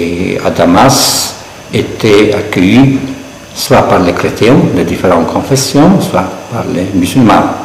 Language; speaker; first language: French; non-native, fluent; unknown